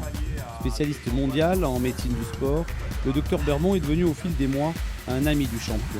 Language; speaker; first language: French; native; French